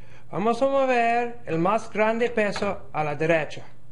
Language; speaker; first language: Spanish; non-native, learner; English